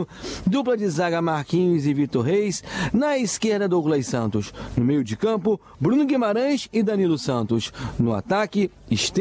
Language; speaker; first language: Portuguese; native; Portuguese